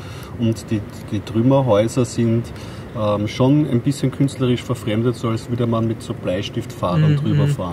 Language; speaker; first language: German; native; German